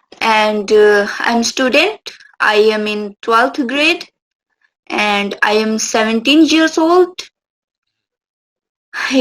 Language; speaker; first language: English; non-native, local second language; Urdu